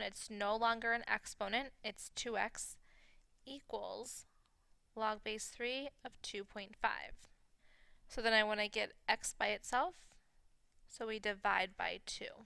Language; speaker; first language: English; native; English